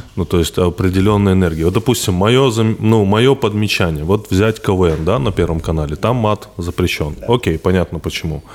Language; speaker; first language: Russian; non-native, local second language; Ossetic